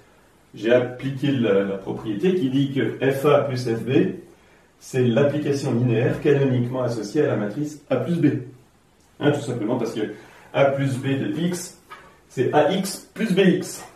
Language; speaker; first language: French; native; French